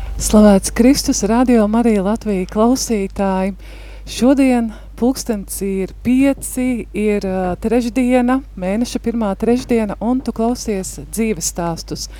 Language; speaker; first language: Latvian; native; Latvian